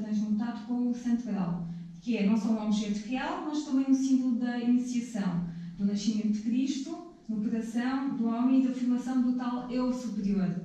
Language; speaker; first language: Portuguese; native; Portuguese